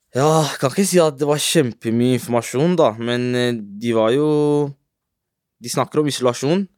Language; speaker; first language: Norwegian; native; Norwegian